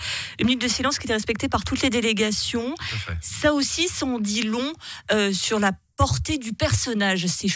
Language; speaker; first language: French; native; French